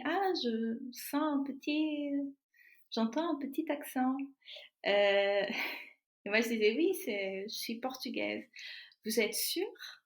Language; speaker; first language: French; non-native, fluent; Portuguese